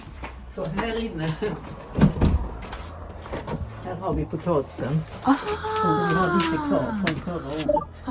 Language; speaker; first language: Swedish; native; Swedish